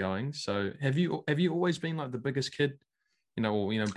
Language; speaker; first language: English; native; English